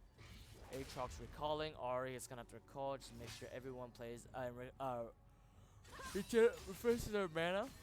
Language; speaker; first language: English; native; English